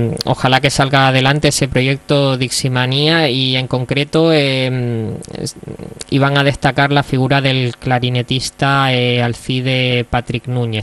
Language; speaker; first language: Spanish; native; Spanish